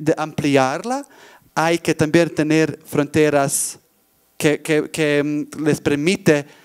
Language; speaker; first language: Spanish; non-native, fluent; Bosnian